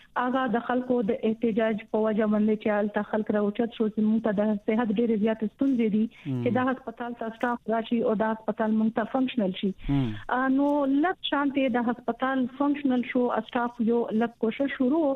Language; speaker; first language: Pashto; native; Pashto